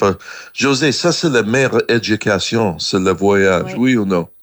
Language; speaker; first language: French; non-native, learner; English